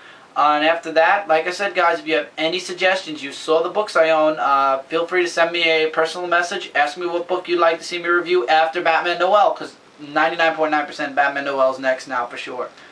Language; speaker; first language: English; native; English